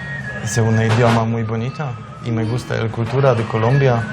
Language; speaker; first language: Spanish; non-native, learner; Polish